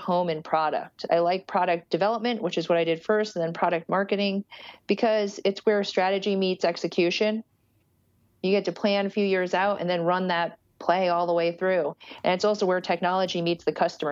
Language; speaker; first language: English; early bilingual, other home language; Portuguese